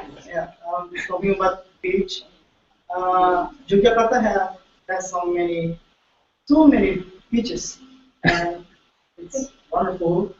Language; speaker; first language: English; non-native, learner; Indonesian